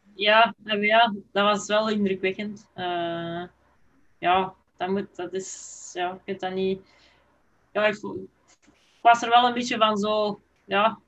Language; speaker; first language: Dutch; native; Dutch